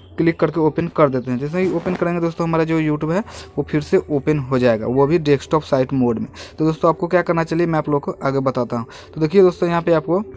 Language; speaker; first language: Hindi; native; Hindi